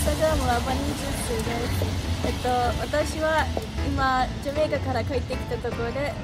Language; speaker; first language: Japanese; early bilingual, heritage; English